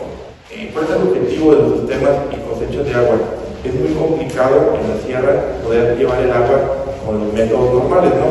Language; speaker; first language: Spanish; native; Spanish